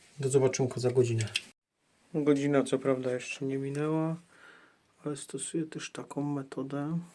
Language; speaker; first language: Polish; native; Polish